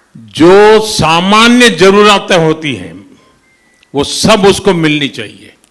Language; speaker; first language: Hindi; non-native, local second language; Gujarati